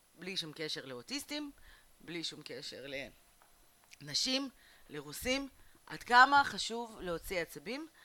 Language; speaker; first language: Hebrew; early bilingual, other home language; Russian